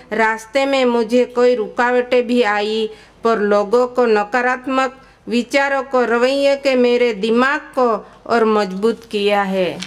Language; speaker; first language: Hindi; non-native, local second language; Gujarati